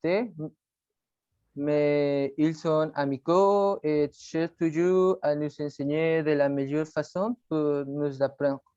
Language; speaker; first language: French; non-native, learner; Spanish